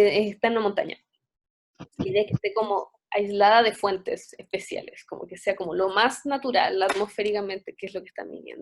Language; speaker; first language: Spanish; native; Spanish